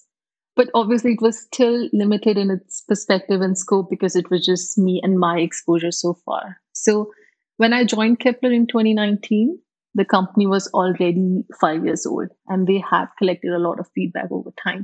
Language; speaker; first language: English; non-native, local second language; Hindi